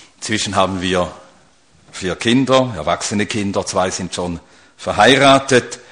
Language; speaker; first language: German; early bilingual, other home language; Swedish